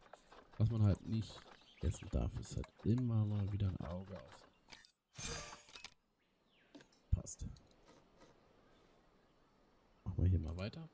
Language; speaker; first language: German; native; German